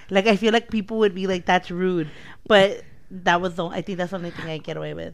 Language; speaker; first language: English; early bilingual, other home language; Spanish